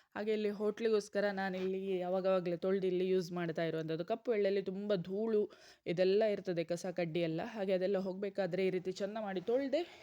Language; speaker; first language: Kannada; non-native, local second language; Konkani